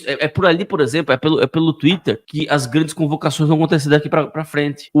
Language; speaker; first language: Portuguese; native; Portuguese